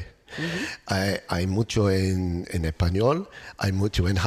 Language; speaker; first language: Spanish; non-native, learner; English